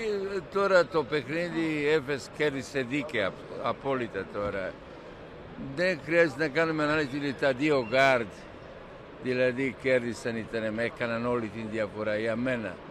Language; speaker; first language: Greek; non-native, fluent; Serbian